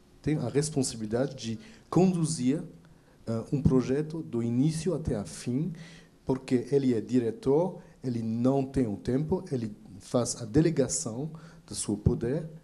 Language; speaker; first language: Portuguese; non-native, fluent; French